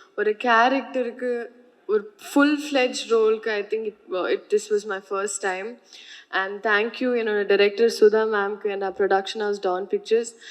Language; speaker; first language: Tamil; non-native, learner; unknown